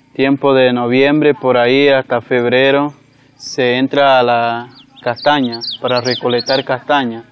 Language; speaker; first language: Spanish; non-native, local second language; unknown